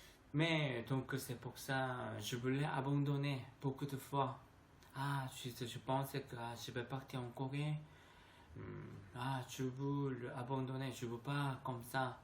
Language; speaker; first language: French; non-native, learner; Korean